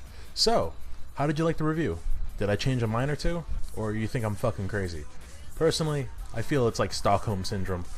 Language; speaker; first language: English; native; English